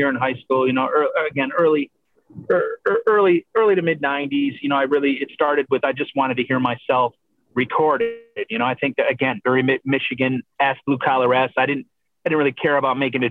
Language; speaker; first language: English; native; English